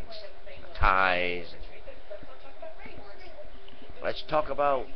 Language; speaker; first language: English; native; English